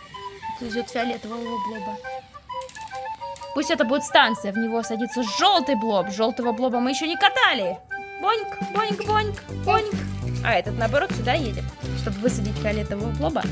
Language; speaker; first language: Russian; native; Russian